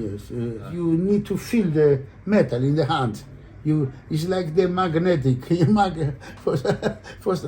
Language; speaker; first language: English; non-native, learner; Greek